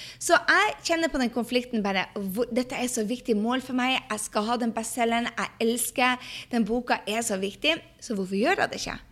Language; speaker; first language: Norwegian; early bilingual, heritage; Norwegian